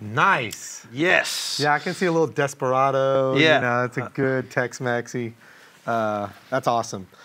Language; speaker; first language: English; native; English